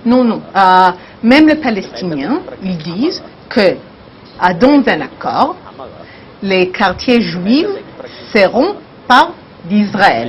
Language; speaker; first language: French; non-native, learner; Hebrew